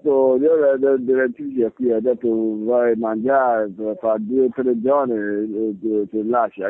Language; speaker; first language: Italian; non-native, learner; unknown